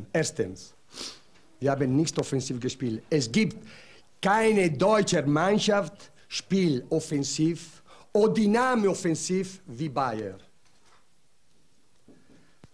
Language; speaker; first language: German; non-native, learner; Italian